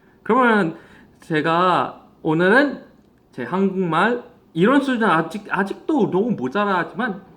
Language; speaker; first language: Korean; non-native, fluent; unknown